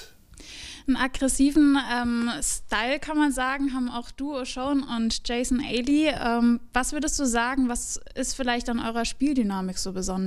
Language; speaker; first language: German; native; German